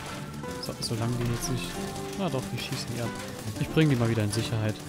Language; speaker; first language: German; native; German